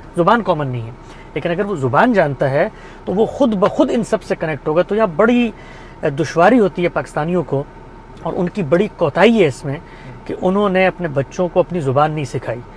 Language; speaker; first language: Urdu; native; Urdu